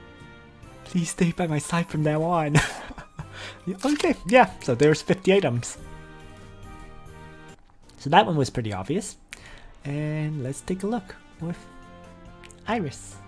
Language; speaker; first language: English; native; English